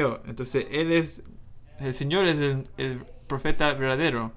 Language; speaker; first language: Spanish; non-native, fluent; English